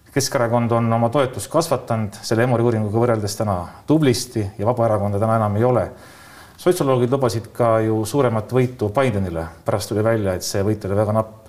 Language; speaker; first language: Estonian; native; Estonian